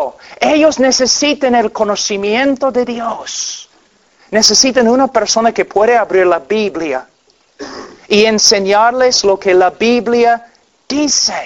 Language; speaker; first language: Spanish; non-native, fluent; English